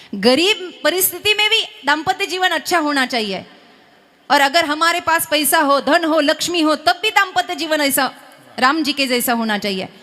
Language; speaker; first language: Hindi; non-native, local second language; Marathi